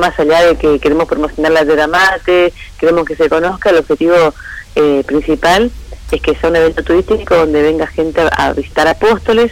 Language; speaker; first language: Spanish; native; Spanish